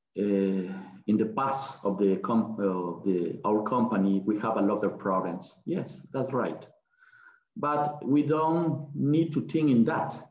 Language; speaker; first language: English; non-native, learner; Spanish